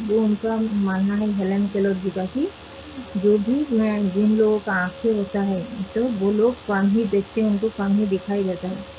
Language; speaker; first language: Hindi; non-native, local second language; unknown